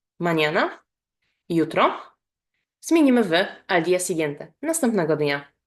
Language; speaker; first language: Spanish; non-native, fluent; Polish